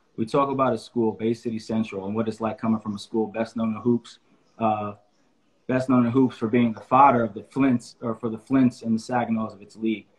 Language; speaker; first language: English; native; English